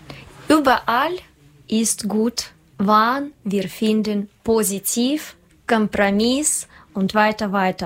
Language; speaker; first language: German; non-native, learner; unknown